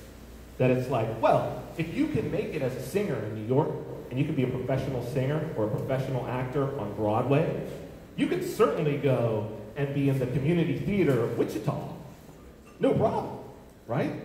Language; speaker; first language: English; native; English